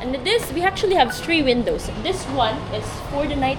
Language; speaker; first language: English; non-native, local second language; Filipino